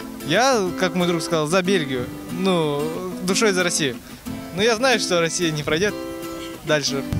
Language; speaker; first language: Russian; non-native, fluent; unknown